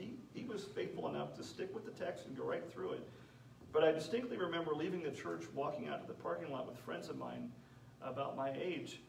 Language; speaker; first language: English; native; English